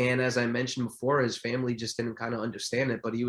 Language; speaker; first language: English; native; English